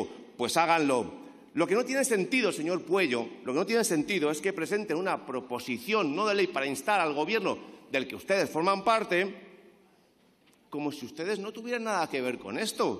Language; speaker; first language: Spanish; native; Spanish